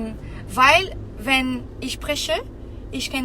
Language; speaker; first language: German; non-native, learner; French